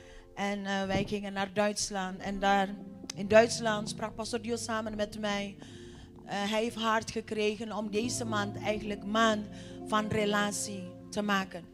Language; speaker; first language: Dutch; non-native, fluent; Indonesian